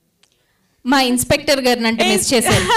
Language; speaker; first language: Telugu; native; Telugu